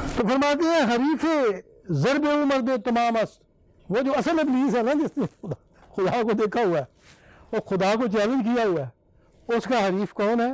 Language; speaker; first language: Urdu; non-native, local second language; Punjabi